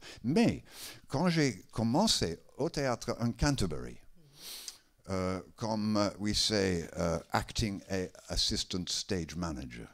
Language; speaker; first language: French; non-native, learner; English